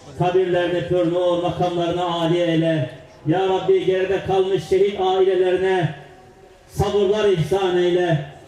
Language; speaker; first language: Turkish; native; Turkish